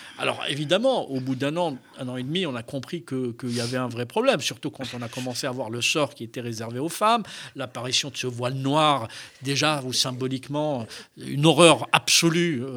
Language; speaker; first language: French; non-native, local second language; Arabic